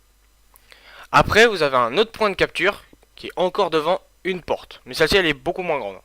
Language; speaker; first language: French; native; French